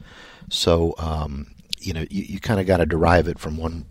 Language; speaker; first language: English; native; English